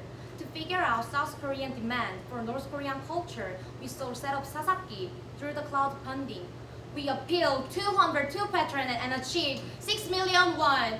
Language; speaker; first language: English; non-native, learner; Korean